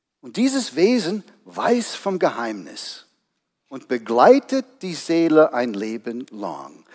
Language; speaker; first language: German; non-native, fluent; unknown